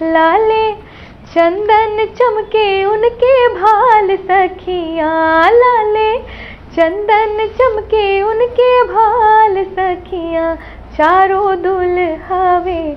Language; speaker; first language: Hindi; native; Hindi